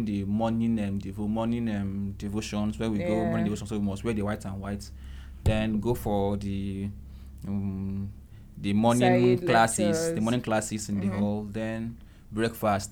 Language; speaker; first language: English; non-native, local second language; Igbo